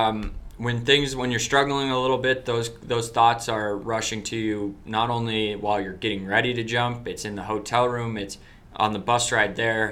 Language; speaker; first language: English; native; English